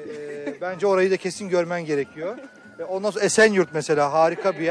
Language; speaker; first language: Turkish; native; Turkish